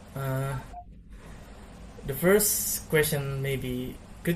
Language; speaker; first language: English; non-native, learner; Indonesian